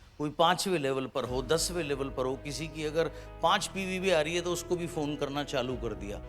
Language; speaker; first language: Hindi; native; Hindi